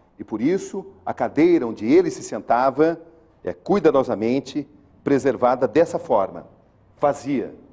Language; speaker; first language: Portuguese; native; Portuguese